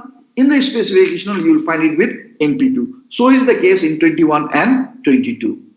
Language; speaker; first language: English; non-native, local second language; Nepali